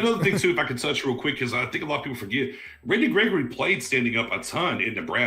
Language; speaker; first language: English; native; English